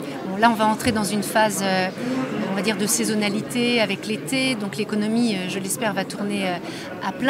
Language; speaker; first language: French; native; French